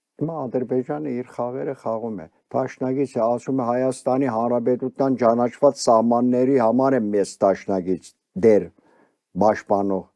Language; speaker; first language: Armenian; early bilingual, heritage; Armenian